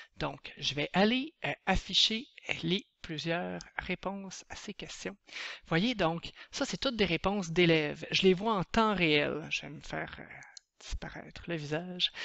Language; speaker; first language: French; native; French